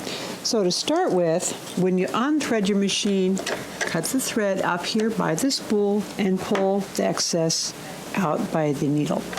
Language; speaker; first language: English; native; English